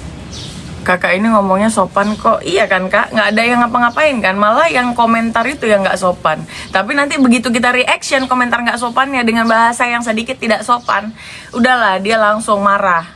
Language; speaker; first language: Indonesian; native; Indonesian